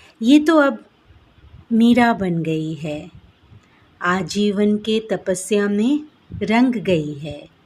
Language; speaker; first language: Hindi; non-native, local second language; Bangla